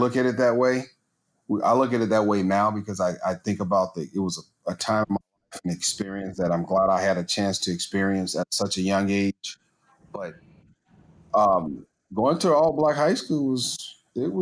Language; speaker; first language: English; native; English